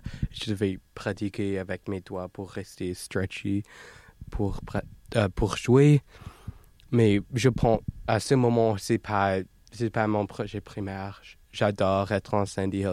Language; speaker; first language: French; non-native, local second language; English